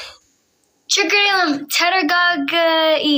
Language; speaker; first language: Amharic; non-native, learner; Tigrinya